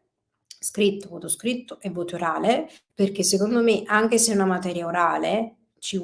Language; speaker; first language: Italian; native; Italian